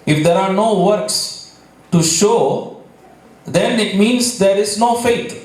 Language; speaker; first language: English; non-native, local second language; Tamil